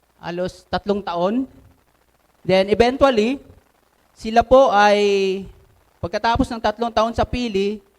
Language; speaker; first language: Filipino; non-native, local second language; Bikol